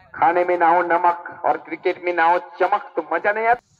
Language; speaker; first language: Hindi; non-native, local second language; Marathi